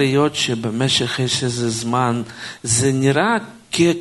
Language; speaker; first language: Hebrew; non-native, fluent; Russian